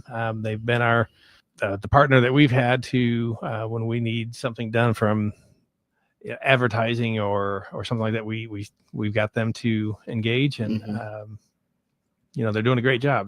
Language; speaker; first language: English; native; English